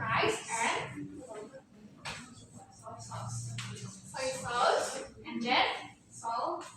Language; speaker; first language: English; non-native, learner; Indonesian